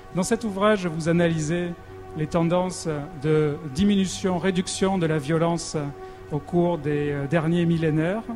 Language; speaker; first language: French; native; French